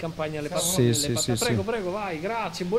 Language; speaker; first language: Italian; native; Italian